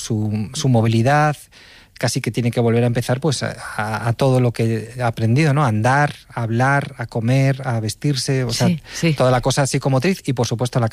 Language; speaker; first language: Spanish; native; Spanish